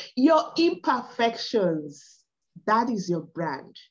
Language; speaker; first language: English; non-native, local second language; Igbo